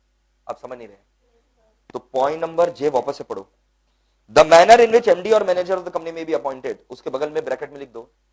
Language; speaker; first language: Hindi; non-native, local second language; Bangla